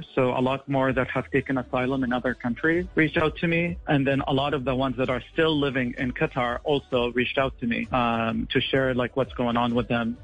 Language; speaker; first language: English; non-native, fluent; Arabic